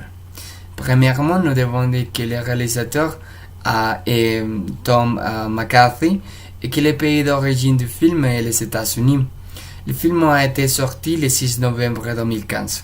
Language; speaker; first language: French; non-native, fluent; Spanish